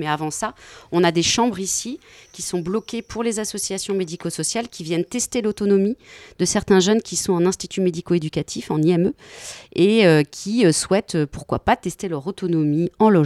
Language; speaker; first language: French; native; French